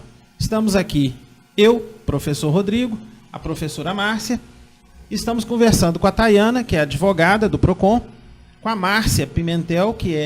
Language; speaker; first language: Portuguese; native; Portuguese